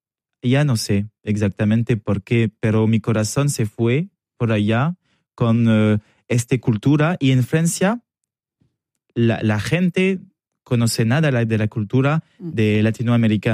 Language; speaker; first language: Spanish; non-native, learner; French